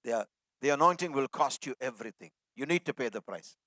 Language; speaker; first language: English; non-native, local second language; Tamil